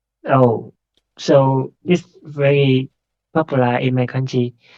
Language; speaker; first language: English; non-native, learner; Vietnamese